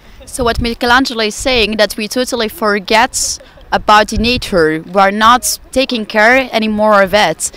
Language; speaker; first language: English; non-native, fluent; Italian